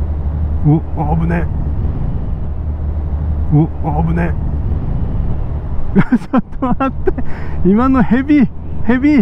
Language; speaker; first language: Japanese; native; Japanese